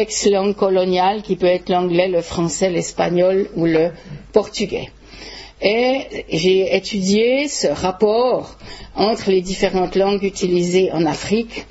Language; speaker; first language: French; native; French